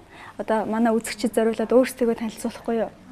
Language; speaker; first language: Mongolian; native; Mongolian